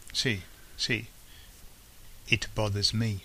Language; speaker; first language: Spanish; non-native, fluent; English